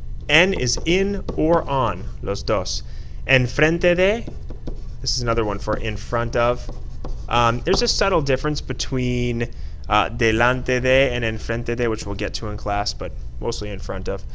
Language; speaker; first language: English; native; English